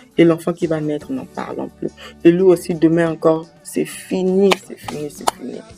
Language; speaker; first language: French; native; French